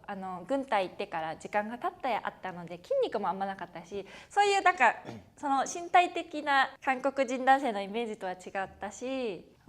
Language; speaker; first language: Japanese; native; Japanese